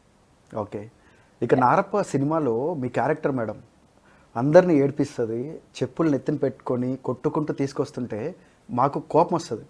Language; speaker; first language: Telugu; native; Telugu